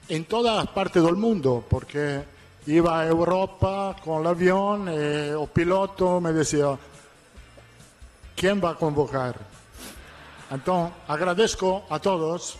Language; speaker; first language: Portuguese; non-native, learner; Italian